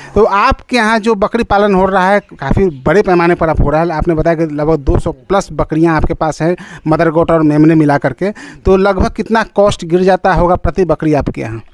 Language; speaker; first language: Hindi; native; Hindi